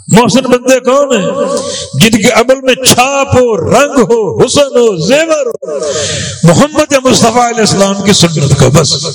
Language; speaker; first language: Urdu; native; Urdu